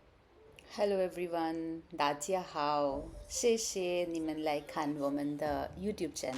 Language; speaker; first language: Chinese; non-native, fluent; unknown